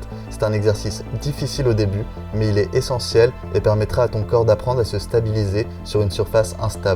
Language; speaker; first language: French; native; French